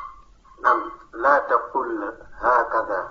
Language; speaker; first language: Arabic; non-native, learner; French